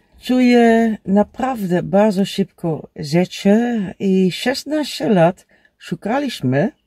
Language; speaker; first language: Polish; non-native, learner; Dutch